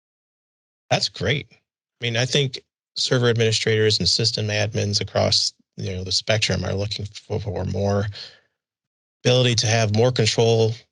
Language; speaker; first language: English; native; English